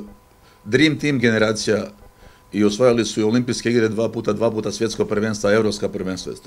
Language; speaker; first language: Croatian; native; Croatian